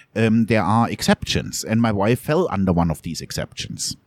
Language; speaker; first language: English; non-native, fluent; German